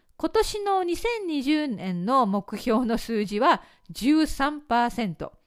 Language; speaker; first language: Japanese; native; Japanese